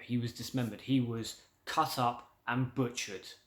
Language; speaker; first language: English; native; English